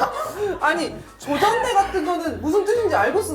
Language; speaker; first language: Korean; native; Korean